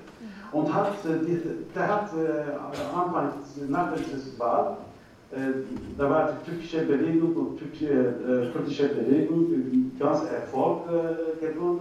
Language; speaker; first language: German; non-native, learner; Turkish